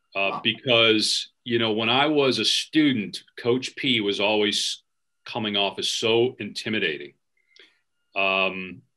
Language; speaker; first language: English; native; English